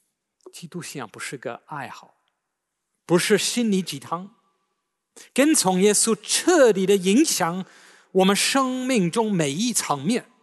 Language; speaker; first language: Chinese; native; Chinese